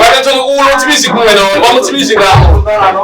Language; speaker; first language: French; non-native, learner; Haitian Creole